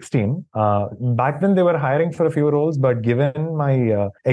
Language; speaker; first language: English; non-native, local second language; Tamil